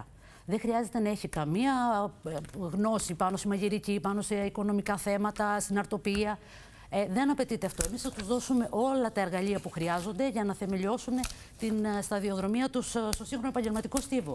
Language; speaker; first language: Greek; native; Greek